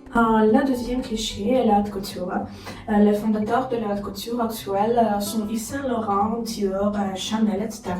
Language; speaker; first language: French; non-native, learner; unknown